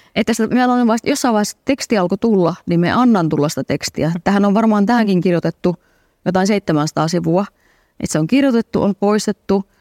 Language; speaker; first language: Finnish; native; Finnish